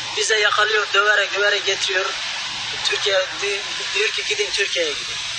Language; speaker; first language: Turkish; non-native, learner; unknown